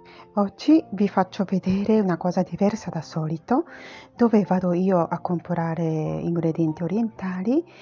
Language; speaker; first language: Italian; non-native, learner; Japanese